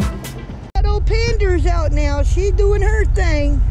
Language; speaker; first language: English; native; English